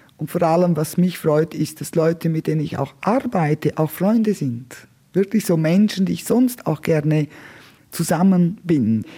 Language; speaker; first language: German; non-native, local second language; Romansh